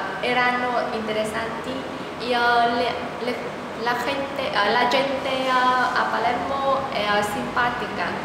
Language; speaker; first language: Italian; non-native, learner; Vietnamese